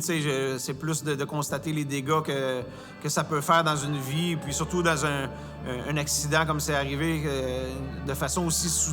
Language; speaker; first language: French; native; French